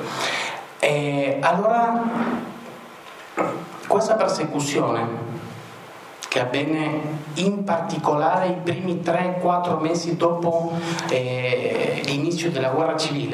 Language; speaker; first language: Italian; non-native, fluent; Spanish